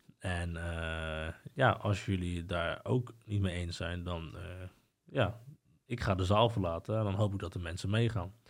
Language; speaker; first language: Dutch; early bilingual, other home language; Spanish